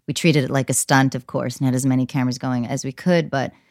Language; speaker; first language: English; native; English